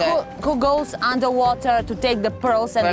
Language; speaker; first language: English; non-native, fluent; Bulgarian